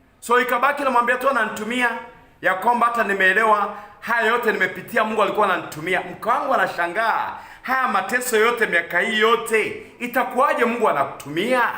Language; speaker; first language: Swahili; non-native, local second language; Kikuyu